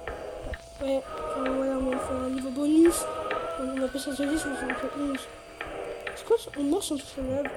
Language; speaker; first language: French; native; French